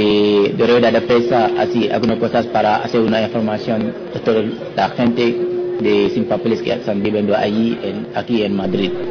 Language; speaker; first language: Spanish; non-native, fluent; Wolof